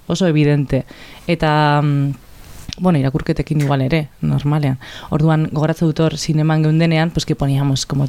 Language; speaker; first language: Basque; non-native, local second language; Spanish